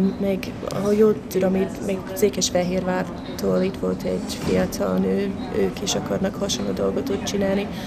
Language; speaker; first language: Hungarian; non-native, fluent; English